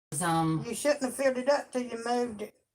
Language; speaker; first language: English; native; English